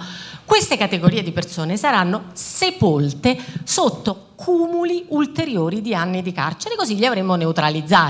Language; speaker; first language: Italian; native; Italian